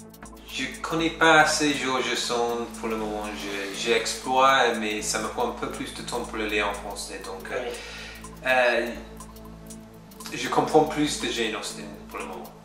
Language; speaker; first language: French; non-native, fluent; English